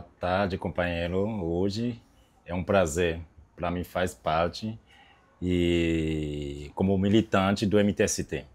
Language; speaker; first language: Portuguese; non-native, learner; Haitian Creole